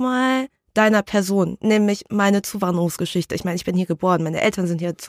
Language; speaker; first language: German; early bilingual, other home language; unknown